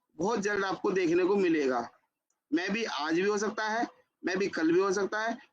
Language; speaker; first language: Hindi; native; Hindi